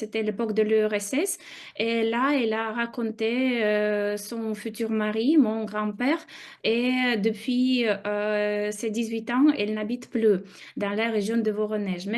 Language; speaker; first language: French; non-native, fluent; Russian